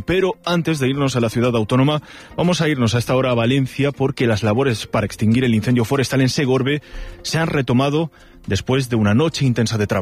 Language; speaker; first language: Spanish; native; Spanish